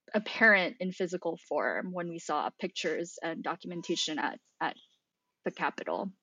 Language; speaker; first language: English; non-native, local second language; Filipino